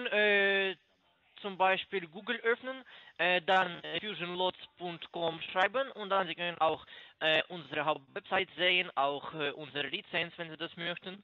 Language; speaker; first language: German; non-native, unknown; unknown